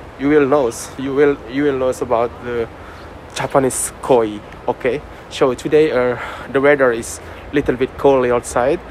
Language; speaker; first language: English; non-native, learner; Indonesian